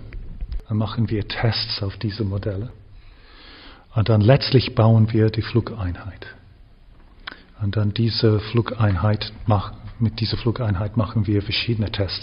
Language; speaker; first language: German; non-native, fluent; English